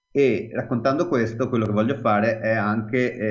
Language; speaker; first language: Italian; native; Italian